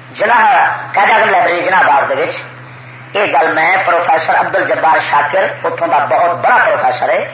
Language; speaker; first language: Urdu; non-native, local second language; Punjabi